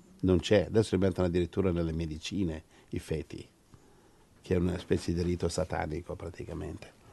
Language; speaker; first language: Italian; native; Italian